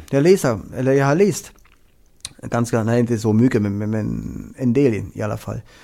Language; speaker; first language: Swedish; non-native, fluent; German